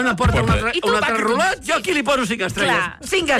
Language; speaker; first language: Catalan; native; Catalan